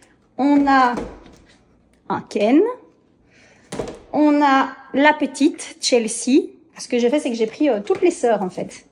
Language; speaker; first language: French; native; French